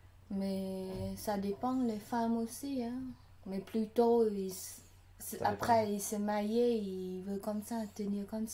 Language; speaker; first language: French; non-native, learner; Khmer